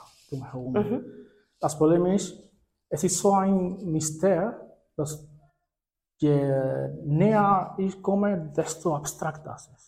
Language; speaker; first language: German; non-native, fluent; Spanish